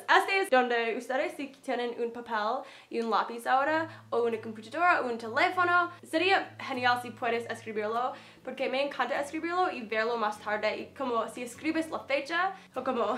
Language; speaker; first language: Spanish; non-native, fluent; English